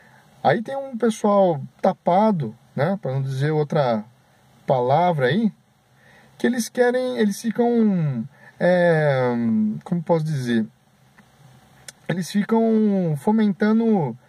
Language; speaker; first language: Portuguese; native; Portuguese